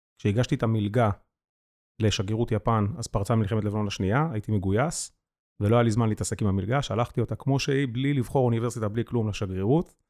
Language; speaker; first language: Hebrew; native; Hebrew